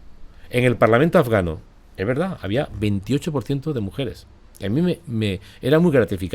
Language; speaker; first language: Spanish; native; Spanish